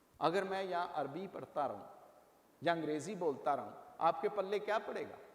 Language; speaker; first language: Urdu; non-native, local second language; Punjabi